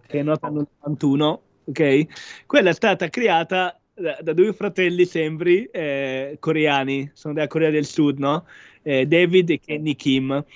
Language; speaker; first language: Italian; non-native, fluent; Arabic